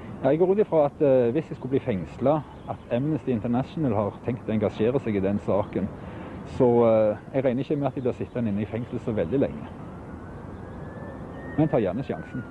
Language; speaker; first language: Norwegian; native; Norwegian